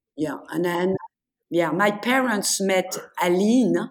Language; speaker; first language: English; non-native, fluent; French